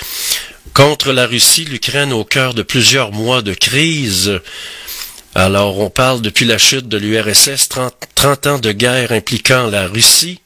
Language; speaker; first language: French; native; French